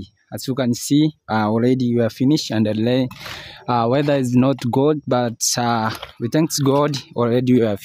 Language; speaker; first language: English; non-native, learner; Swahili